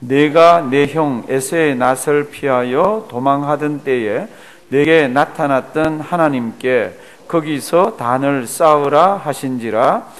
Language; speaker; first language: Korean; native; Korean